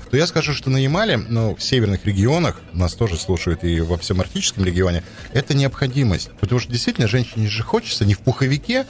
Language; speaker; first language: Russian; native; Russian